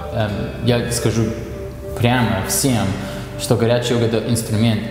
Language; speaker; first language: Russian; non-native, fluent; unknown